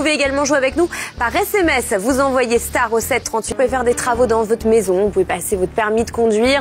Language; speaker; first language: French; native; French